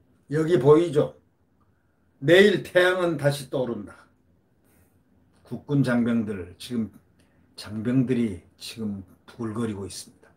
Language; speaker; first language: Korean; native; Korean